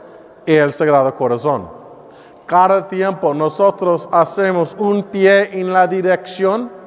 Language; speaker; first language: Spanish; non-native, learner; English